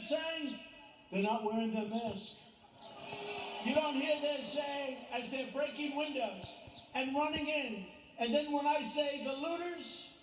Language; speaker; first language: English; native; English